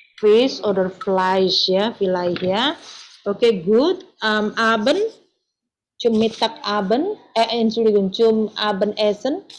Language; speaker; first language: German; non-native, fluent; Indonesian